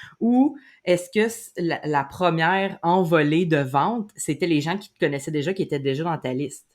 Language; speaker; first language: French; native; French